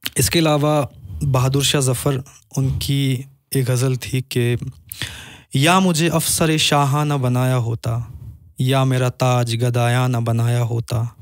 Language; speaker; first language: Hindi; non-native, local second language; Kashmiri